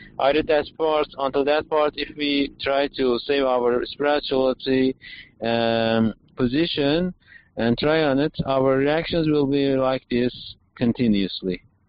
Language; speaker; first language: English; non-native, fluent; Persian